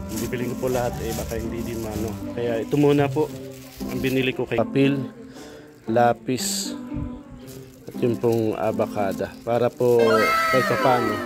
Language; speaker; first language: Filipino; non-native, local second language; Bikol